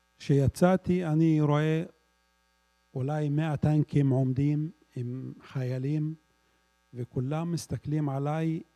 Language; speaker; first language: Hebrew; non-native, local second language; Arabic